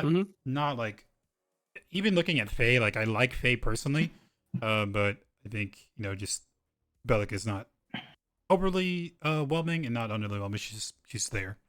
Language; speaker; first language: English; native; English